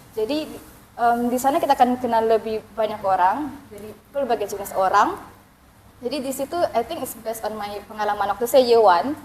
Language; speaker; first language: Malay; native; Malay